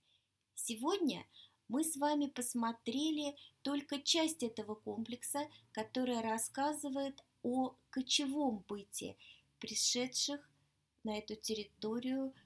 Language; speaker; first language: Russian; native; Russian